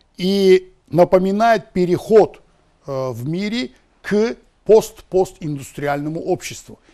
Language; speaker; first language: Russian; non-native, local second language; Azerbaijani